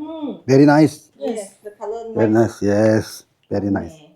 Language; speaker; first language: English; non-native, learner; Korean